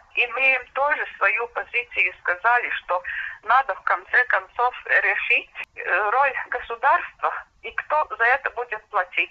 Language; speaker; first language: Russian; non-native, local second language; Latvian